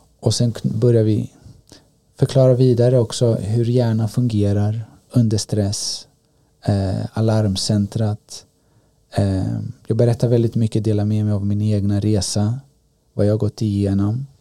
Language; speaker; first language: Swedish; early bilingual, other home language; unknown